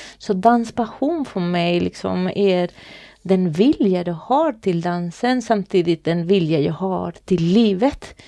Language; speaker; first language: Swedish; non-native, fluent; Spanish